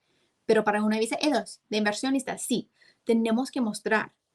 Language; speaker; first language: Spanish; non-native, fluent; English